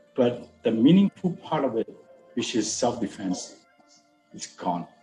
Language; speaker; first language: English; non-native, local second language; Min Nan Chinese